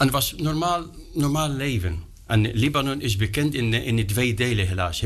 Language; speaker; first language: Dutch; non-native, fluent; Arabic